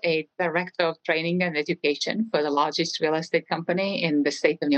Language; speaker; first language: English; non-native, fluent; Estonian